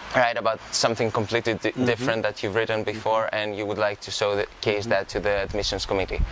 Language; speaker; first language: English; non-native, fluent; Greek